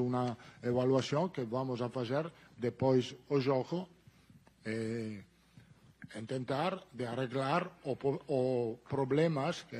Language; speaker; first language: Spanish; non-native, fluent; Italian